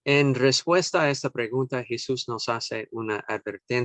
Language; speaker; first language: Spanish; non-native, fluent; English